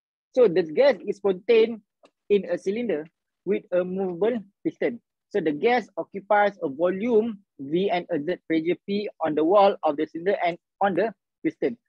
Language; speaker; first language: English; non-native, local second language; Malay